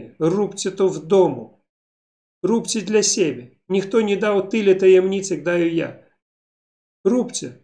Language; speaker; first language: Polish; non-native, learner; Belarusian